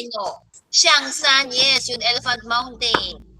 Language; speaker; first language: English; non-native, local second language; Filipino